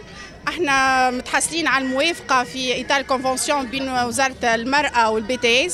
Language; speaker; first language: Arabic; native; Arabic